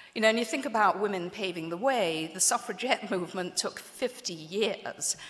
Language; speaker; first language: English; native; English